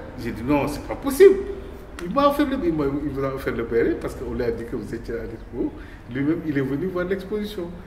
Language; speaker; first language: French; non-native, local second language; Wolof